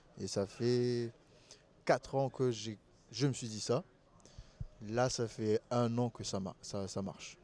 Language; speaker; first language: French; non-native, local second language; Malagasy